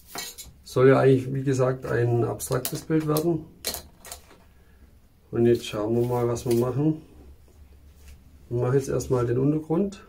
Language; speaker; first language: German; native; German